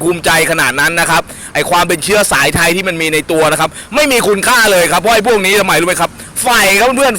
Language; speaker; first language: Thai; native; Thai